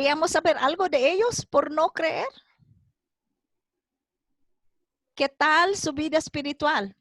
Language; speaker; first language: Spanish; non-native, fluent; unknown